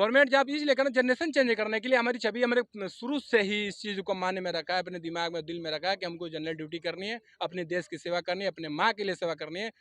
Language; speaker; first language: Hindi; non-native, local second language; Assamese